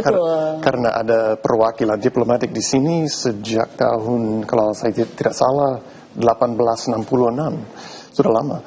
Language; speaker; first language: Indonesian; non-native, fluent; English